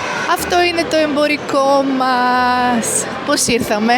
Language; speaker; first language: Greek; native; Greek